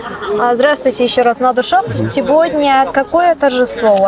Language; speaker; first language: Russian; non-native, fluent; Uzbek